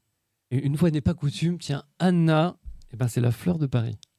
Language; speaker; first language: French; native; French